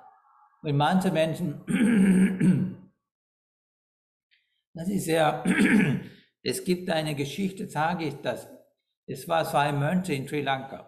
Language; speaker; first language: German; non-native, fluent; Sinhala